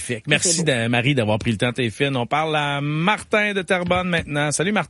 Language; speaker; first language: French; native; French